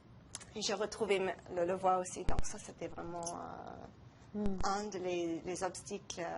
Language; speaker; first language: French; non-native, local second language; English